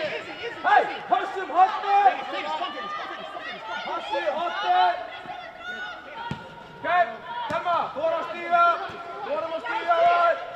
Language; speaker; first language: Icelandic; non-native, learner; Swedish